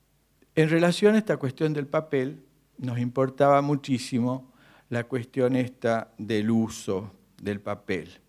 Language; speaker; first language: Spanish; native; Spanish